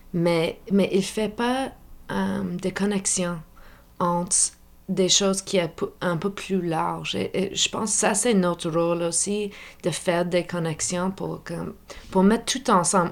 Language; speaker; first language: French; non-native, local second language; English